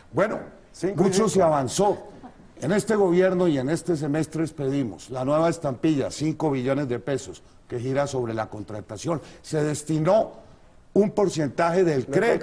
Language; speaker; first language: Spanish; native; Spanish